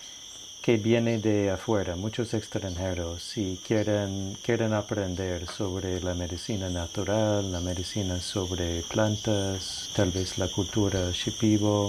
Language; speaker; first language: Spanish; non-native, fluent; English